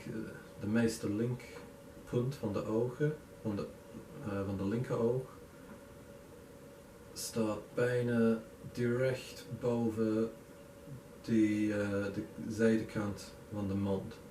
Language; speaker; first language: Dutch; non-native, learner; English